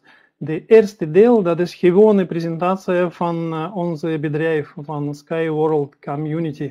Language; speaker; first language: Dutch; non-native, learner; Russian